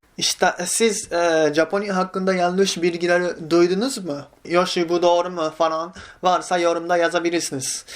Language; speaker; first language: Turkish; non-native, fluent; Japanese